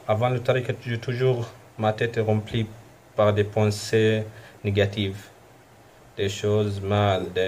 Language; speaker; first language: French; non-native, fluent; Arabic